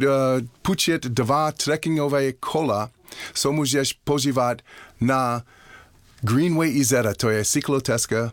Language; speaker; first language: Czech; non-native, learner; English